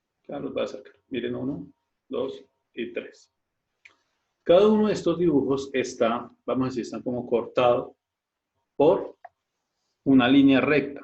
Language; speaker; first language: Spanish; native; Spanish